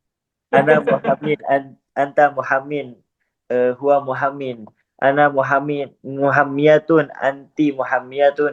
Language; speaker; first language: Arabic; non-native, learner; Indonesian